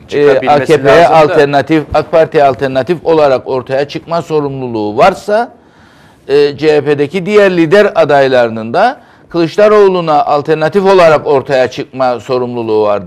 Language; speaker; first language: Turkish; native; Turkish